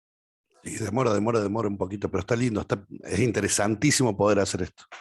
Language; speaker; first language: Spanish; native; Spanish